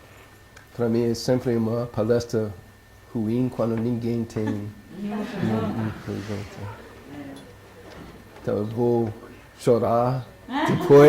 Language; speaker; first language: Portuguese; non-native, learner; English